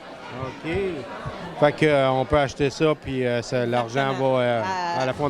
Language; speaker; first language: French; native; French